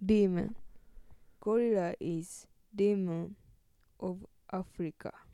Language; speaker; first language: English; non-native, learner; Japanese